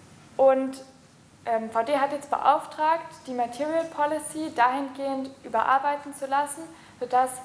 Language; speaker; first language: German; native; German